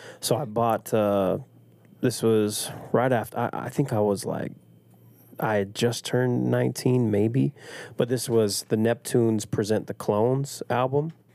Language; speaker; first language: English; native; English